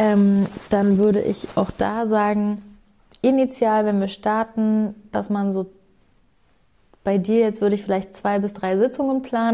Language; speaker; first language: German; native; German